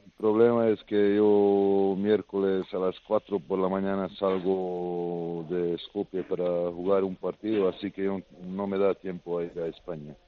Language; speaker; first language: Spanish; non-native, fluent; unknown